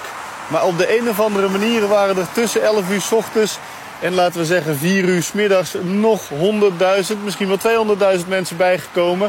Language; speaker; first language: Dutch; native; Dutch